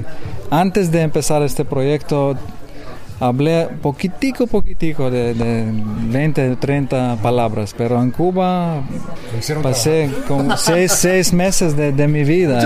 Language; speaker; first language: Spanish; non-native, learner; Lithuanian